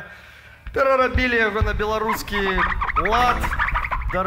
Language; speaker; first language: Belarusian; non-native, local second language; Russian